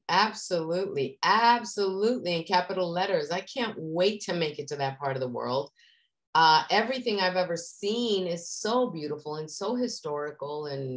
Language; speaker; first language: English; native; English